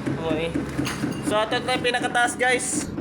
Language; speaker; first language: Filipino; non-native, local second language; Surigaonon